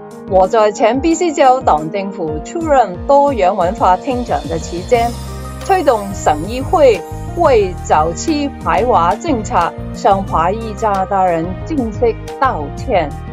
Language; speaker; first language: Chinese; native; Chinese